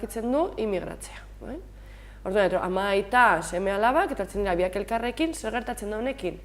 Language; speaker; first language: Basque; native; Basque